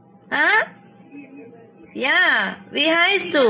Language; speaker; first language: German; non-native, fluent; Vietnamese